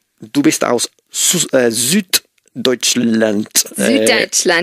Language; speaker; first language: German; non-native, learner; Spanish